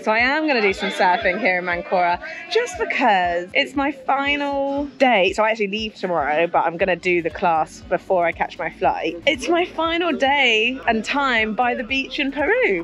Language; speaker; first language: English; native; English